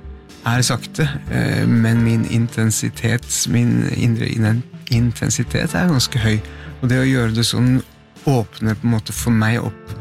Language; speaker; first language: Norwegian; native; Norwegian